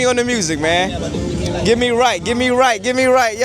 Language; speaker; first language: English; native; English